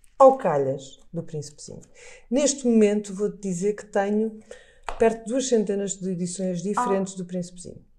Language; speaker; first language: Portuguese; native; Portuguese